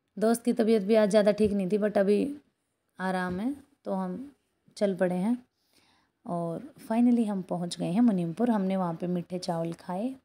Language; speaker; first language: Hindi; native; Hindi